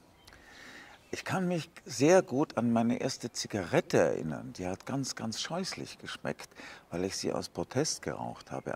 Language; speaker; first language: German; native; German